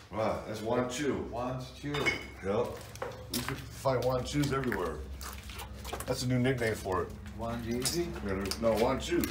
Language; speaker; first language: English; native; English